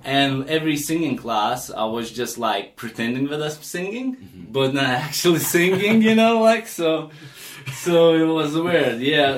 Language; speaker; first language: English; non-native, fluent; Lithuanian